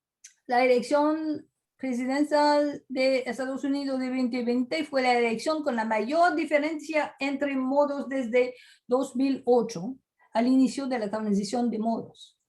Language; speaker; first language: Spanish; non-native, fluent; French